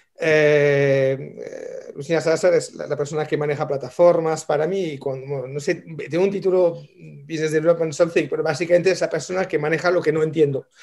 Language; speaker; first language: Spanish; non-native, fluent; French